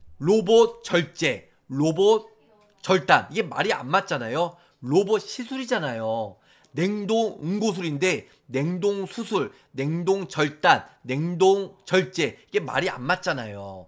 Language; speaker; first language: Korean; native; Korean